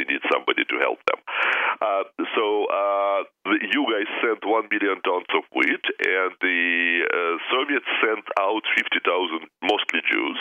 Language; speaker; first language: English; non-native, fluent; Russian